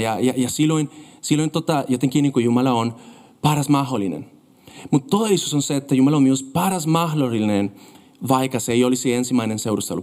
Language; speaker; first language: Finnish; non-native, fluent; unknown